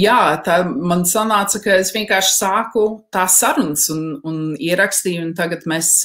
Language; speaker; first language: Latvian; early bilingual, heritage; Latvian